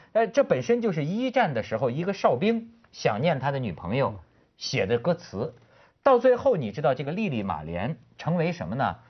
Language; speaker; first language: Chinese; native; Chinese